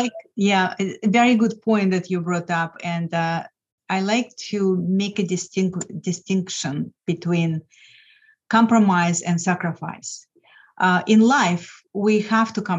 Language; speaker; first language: English; non-native, fluent; Lithuanian